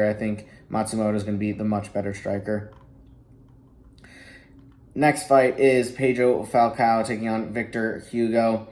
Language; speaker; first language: English; native; English